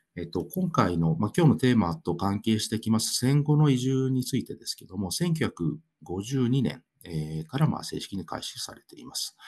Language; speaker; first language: Japanese; native; Japanese